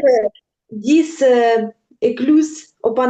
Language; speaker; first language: French; non-native, learner; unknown